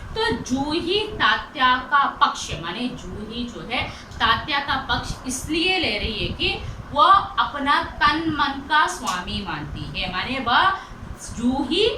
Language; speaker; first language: Hindi; non-native, local second language; Telugu